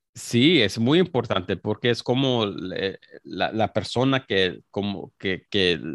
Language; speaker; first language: Spanish; early bilingual, heritage; Spanish